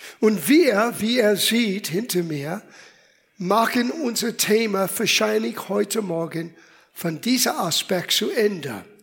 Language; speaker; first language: German; non-native, fluent; English